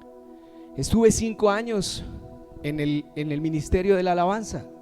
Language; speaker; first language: Spanish; native; Spanish